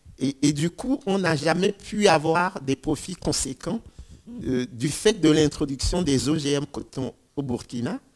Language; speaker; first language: French; non-native, local second language; Ewe